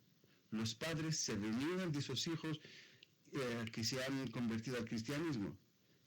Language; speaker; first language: Spanish; non-native, fluent; Arabic